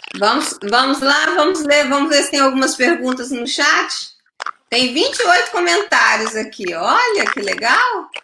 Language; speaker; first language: Portuguese; native; Portuguese